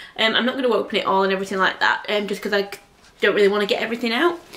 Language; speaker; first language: English; native; English